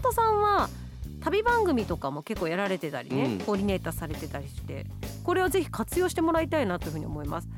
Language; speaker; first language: Japanese; native; Japanese